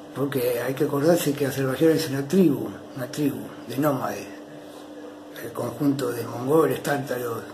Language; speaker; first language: Spanish; native; Spanish